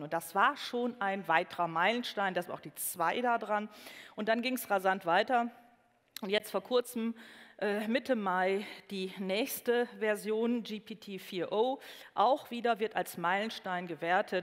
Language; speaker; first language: German; native; German